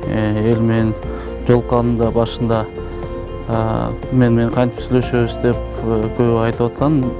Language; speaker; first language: Kyrgyz; non-native, local second language; Russian